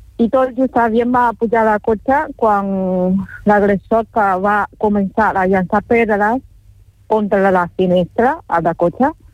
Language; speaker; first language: Catalan; non-native, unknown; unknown